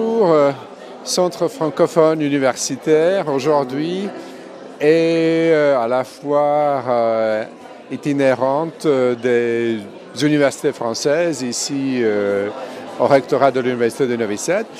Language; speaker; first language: French; non-native, fluent; Serbian